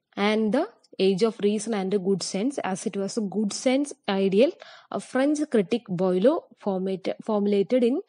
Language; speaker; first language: English; non-native, local second language; Malayalam